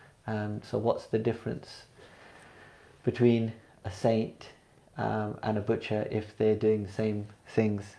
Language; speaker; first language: English; early bilingual, other home language; Punjabi